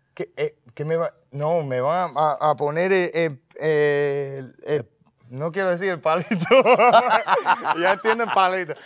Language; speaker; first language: Spanish; early bilingual, heritage; Spanish